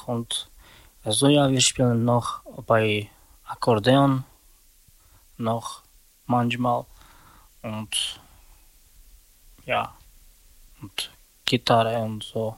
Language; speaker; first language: German; non-native, learner; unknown